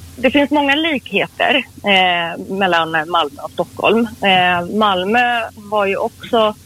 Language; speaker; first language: Swedish; early bilingual, other home language; Persian